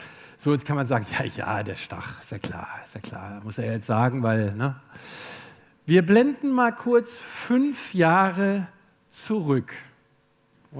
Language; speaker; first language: German; native; German